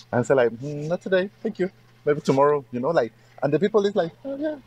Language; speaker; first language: English; non-native, learner; Spanish